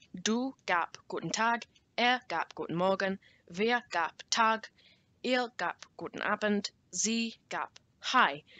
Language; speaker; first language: German; non-native, learner; English